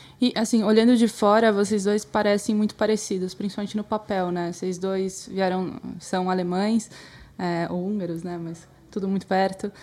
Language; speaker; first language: Portuguese; native; Portuguese